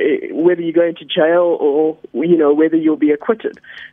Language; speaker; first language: English; native; English